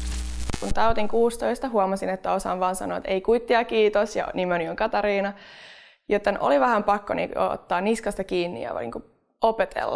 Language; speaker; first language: Finnish; non-native, local second language; Swedish